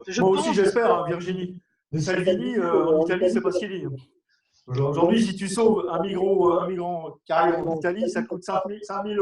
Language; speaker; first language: French; native; French